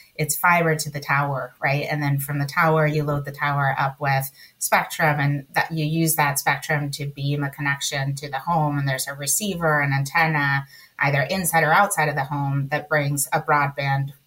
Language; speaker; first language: English; early bilingual, other home language; Spanish